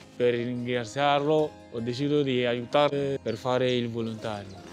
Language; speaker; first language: Italian; non-native, learner; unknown